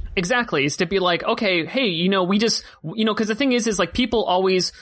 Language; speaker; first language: English; native; English